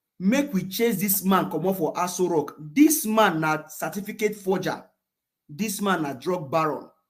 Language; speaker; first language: Nigerian Pidgin; non-native, local second language; Yoruba